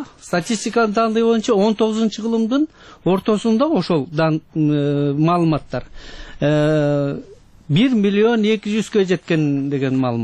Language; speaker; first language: Kyrgyz; native; Kyrgyz